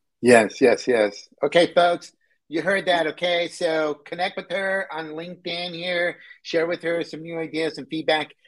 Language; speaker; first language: English; early bilingual, other home language; Spanish